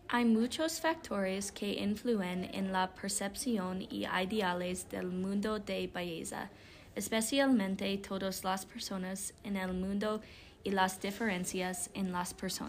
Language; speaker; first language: Spanish; non-native, learner; English